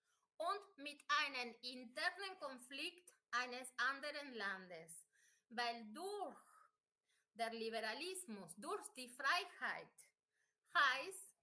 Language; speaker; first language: German; non-native, fluent; Spanish